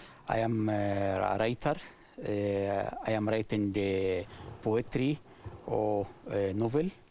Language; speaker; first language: English; non-native, learner; Arabic